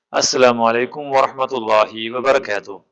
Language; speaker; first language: Arabic; non-native, fluent; Malayalam